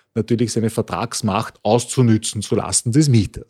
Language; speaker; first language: German; native; German